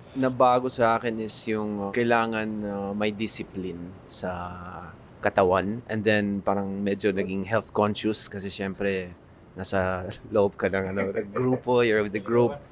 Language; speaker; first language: Filipino; non-native, local second language; Cebuano